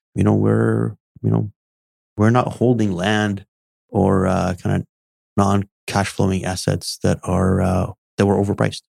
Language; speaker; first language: English; early bilingual, other home language; Arabic